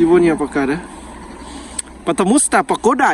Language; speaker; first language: Russian; non-native, learner; Lao